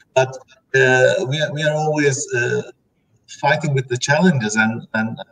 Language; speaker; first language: English; non-native, fluent; Turkish